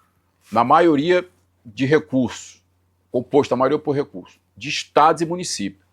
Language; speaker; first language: Portuguese; native; Portuguese